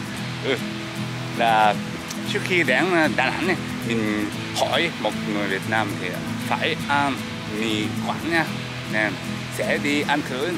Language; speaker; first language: Vietnamese; non-native, learner; Japanese